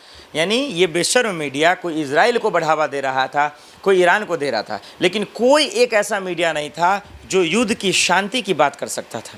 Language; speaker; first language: Hindi; native; Hindi